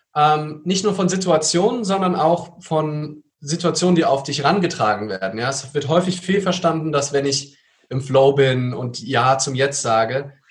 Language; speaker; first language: German; native; German